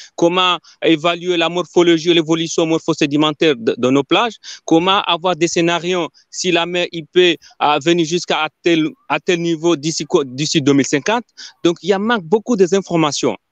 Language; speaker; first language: French; non-native, local second language; Ngazidja Comorian